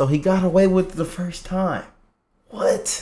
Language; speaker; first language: English; native; English